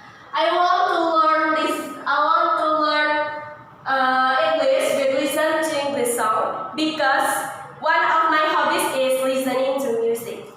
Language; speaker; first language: English; non-native, learner; Indonesian